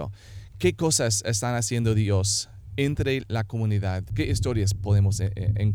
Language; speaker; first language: Spanish; non-native, fluent; English